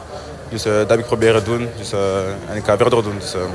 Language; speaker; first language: Dutch; non-native, local second language; French